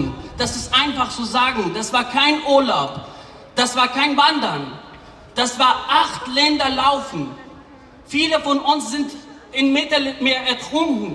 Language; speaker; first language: German; non-native, fluent; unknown